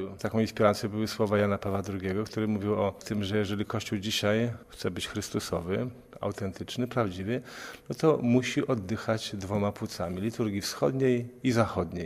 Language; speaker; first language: Polish; native; Polish